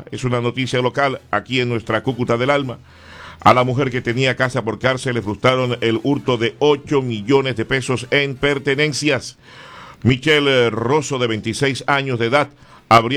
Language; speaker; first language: Spanish; native; Spanish